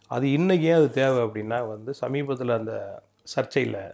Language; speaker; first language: Tamil; native; Tamil